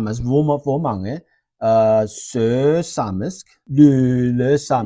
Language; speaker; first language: Norwegian; non-native, learner; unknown